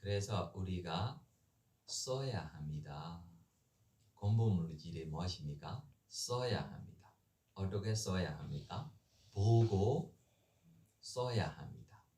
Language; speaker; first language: Korean; non-native, learner; Burmese